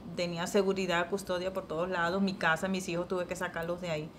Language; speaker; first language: Spanish; native; Spanish